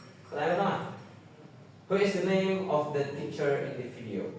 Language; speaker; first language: English; non-native, fluent; Indonesian